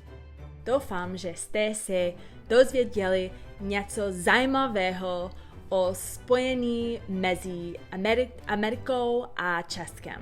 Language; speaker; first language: Czech; non-native, learner; English